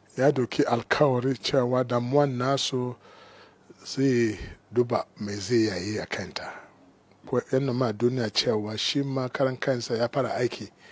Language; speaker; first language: Hausa; non-native, local second language; Igbo